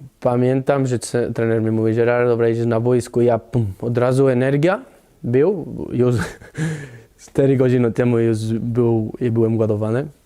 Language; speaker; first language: Polish; non-native, learner; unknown